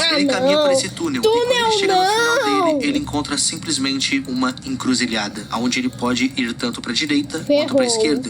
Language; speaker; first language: Portuguese; native; Portuguese